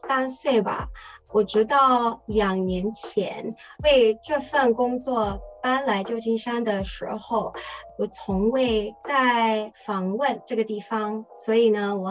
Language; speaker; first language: Chinese; early bilingual, heritage; English